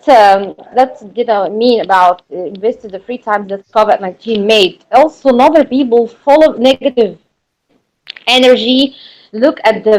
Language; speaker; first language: English; non-native, learner; Arabic